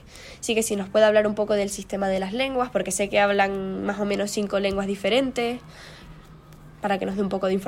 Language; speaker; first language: Spanish; native; Spanish